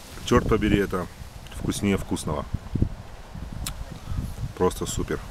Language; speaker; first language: Russian; native; Russian